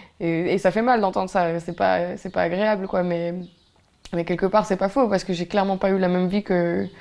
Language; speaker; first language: French; native; French